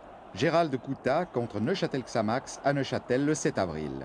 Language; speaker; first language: French; native; French